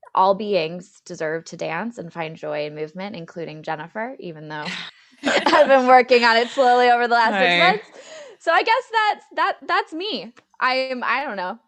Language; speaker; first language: English; native; English